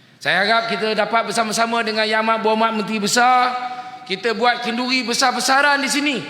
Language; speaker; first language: Malay; native; Malay